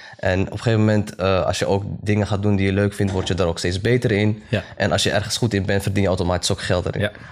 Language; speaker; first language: Dutch; early bilingual, other home language; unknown